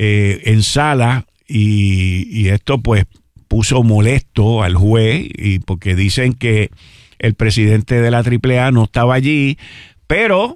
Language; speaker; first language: Spanish; native; Spanish